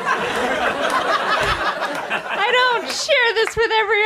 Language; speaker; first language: English; native; English